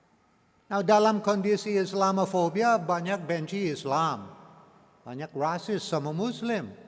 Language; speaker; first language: Indonesian; non-native, learner; English